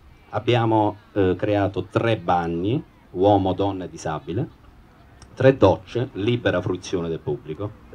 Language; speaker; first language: Italian; native; Italian